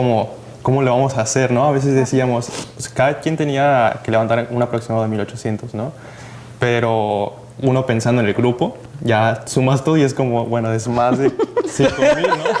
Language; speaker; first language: Spanish; native; Spanish